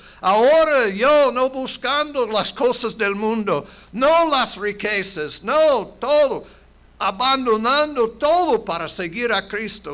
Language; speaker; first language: Spanish; non-native, fluent; English